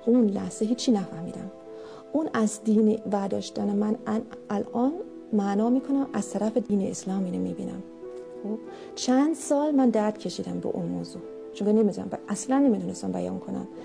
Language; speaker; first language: Persian; non-native, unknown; German